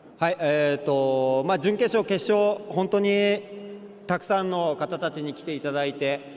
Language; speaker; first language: Japanese; native; Japanese